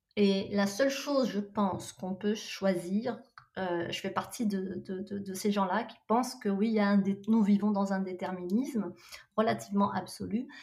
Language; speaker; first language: French; non-native, local second language; Arabic